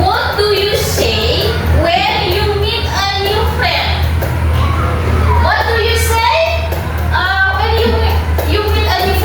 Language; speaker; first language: English; non-native, learner; Indonesian